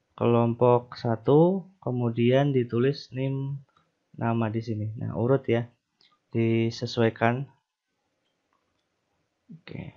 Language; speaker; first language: Indonesian; native; Indonesian